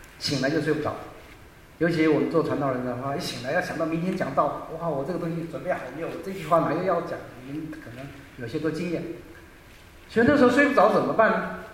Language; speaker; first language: Chinese; non-native, local second language; Hakka Chinese